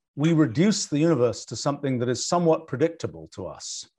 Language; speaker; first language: English; native; English